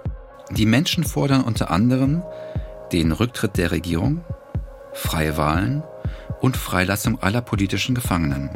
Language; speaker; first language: German; native; German